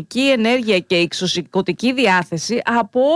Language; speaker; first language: Greek; native; Greek